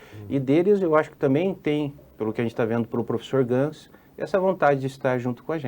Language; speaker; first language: Portuguese; native; Portuguese